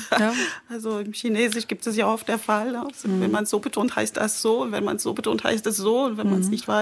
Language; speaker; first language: German; non-native, fluent; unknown